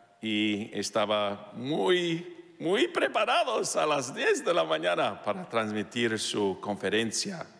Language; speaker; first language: Spanish; non-native, fluent; English